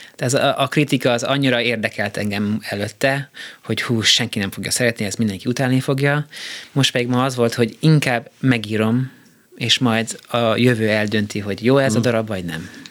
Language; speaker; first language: Hungarian; early bilingual, heritage; Hungarian